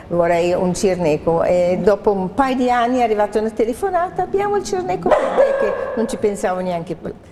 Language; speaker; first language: Italian; non-native, fluent; English